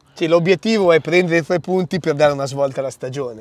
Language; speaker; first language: Italian; native; Italian